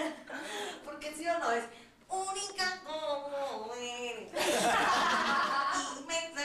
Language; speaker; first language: Spanish; native; Spanish